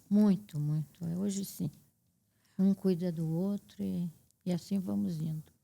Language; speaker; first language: Portuguese; native; Portuguese